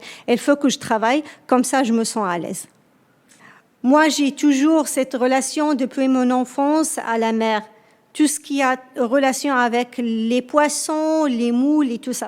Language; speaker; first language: French; non-native, local second language; Berber languages